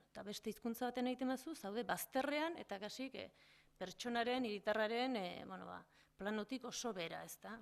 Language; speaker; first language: Basque; native; Basque